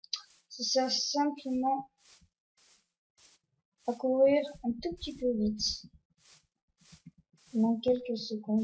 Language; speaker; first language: French; non-native, learner; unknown